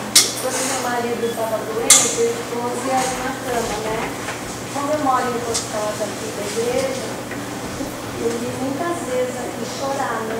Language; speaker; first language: Portuguese; non-native, fluent; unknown